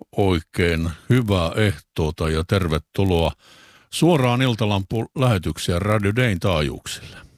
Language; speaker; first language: Finnish; native; Finnish